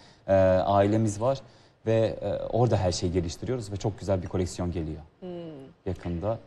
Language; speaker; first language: Turkish; non-native, fluent; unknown